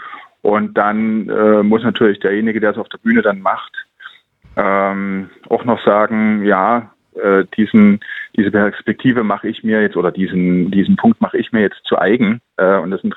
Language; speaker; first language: German; native; German